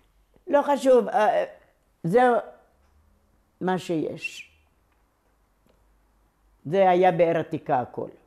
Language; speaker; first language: Hebrew; non-native, local second language; Ladino